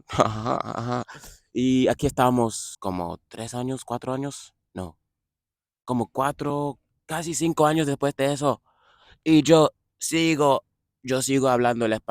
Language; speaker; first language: Spanish; non-native, fluent; English